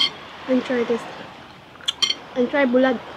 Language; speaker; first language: English; non-native, learner; Cebuano